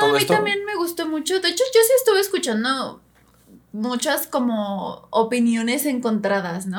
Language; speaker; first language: Spanish; native; Spanish